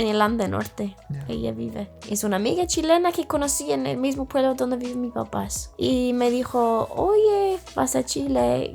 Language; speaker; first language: Spanish; non-native, fluent; English